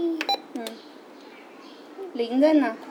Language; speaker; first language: Chinese; native; Chinese